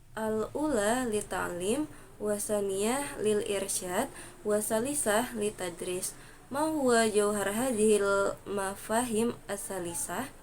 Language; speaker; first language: Arabic; non-native, learner; Indonesian